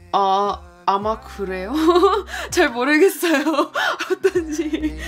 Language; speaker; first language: Korean; non-native, fluent; English